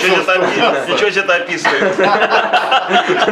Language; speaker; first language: Russian; native; Russian